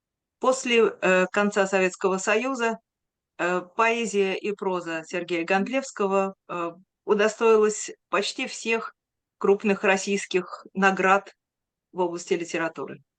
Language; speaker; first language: Russian; native; Russian